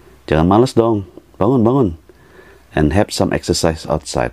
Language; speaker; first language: English; non-native, fluent; Indonesian